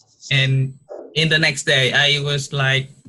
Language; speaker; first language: English; non-native, learner; Vietnamese